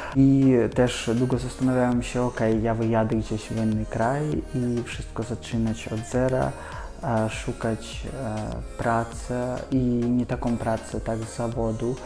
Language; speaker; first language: Polish; non-native, fluent; Russian